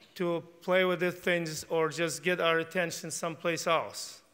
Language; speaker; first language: English; non-native, fluent; Ukrainian